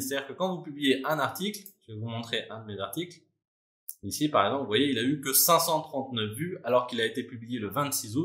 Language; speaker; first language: French; native; French